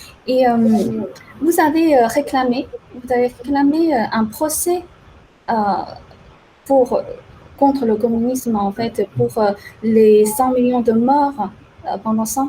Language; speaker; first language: French; non-native, fluent; Chinese